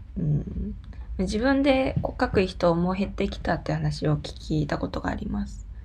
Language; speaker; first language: Japanese; non-native, fluent; Korean